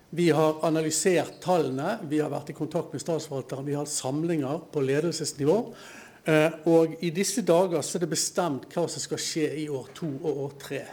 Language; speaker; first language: Norwegian; native; Norwegian